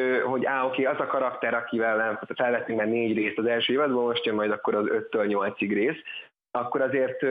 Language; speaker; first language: Hungarian; native; Hungarian